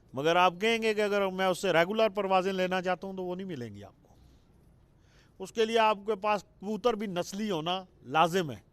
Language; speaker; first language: Urdu; non-native, local second language; Punjabi